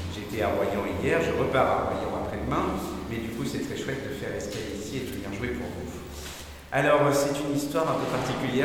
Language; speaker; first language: French; native; French